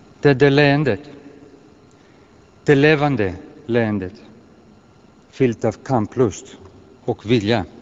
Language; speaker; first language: Swedish; non-native, fluent; Greek